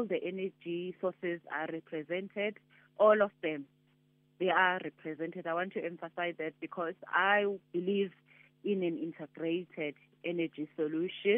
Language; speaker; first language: English; non-native, local second language; Zulu